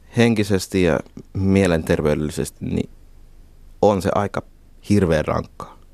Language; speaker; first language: Finnish; early bilingual, other home language; Somali